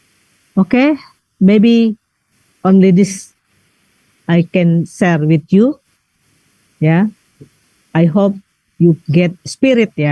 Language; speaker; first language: English; non-native, learner; Indonesian